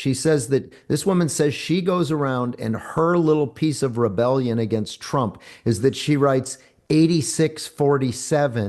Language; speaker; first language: English; native; English